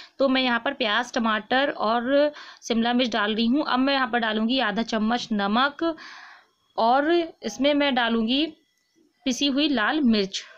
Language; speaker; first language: Hindi; native; Hindi